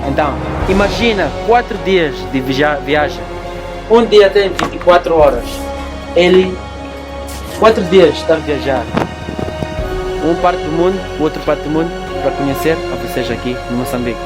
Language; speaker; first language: Portuguese; non-native, local second language; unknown